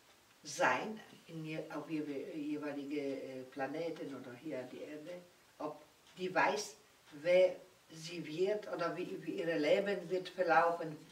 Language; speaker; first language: German; non-native, learner; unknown